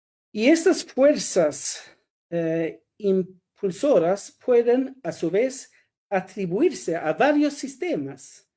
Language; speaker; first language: Spanish; non-native, fluent; Swedish